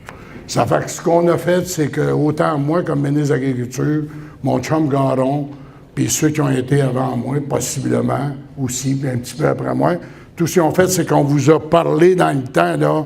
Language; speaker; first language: French; native; French